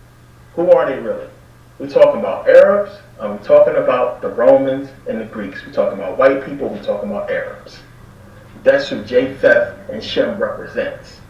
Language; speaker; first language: English; native; English